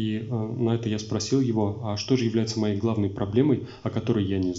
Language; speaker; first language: Russian; native; Russian